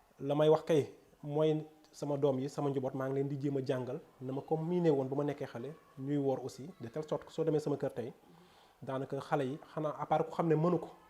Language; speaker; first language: Wolof; non-native, local second language; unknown